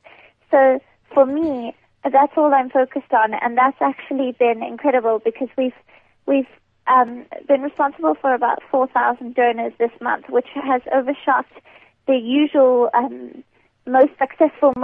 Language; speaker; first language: English; native; English